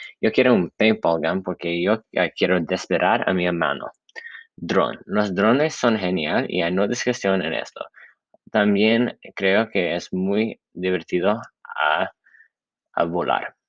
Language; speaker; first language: Spanish; non-native, learner; English